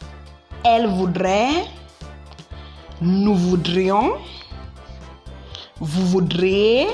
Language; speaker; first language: French; non-native, learner; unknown